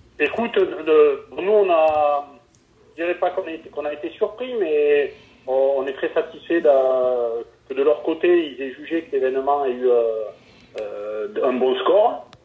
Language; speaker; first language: French; native; French